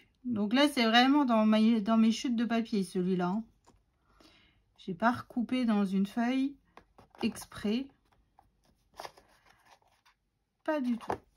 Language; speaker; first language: French; native; French